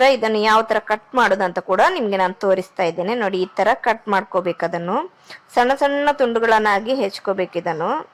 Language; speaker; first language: Kannada; non-native, local second language; Konkani